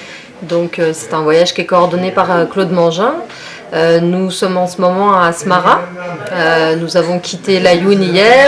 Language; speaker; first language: French; native; French